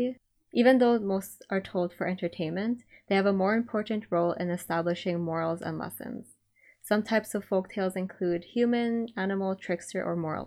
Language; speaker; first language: English; non-native, local second language; Iloko